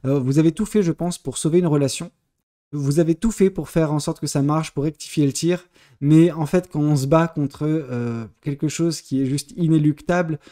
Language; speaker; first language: French; native; French